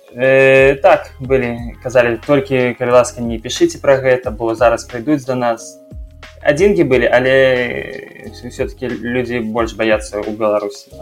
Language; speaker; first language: Belarusian; non-native, local second language; Russian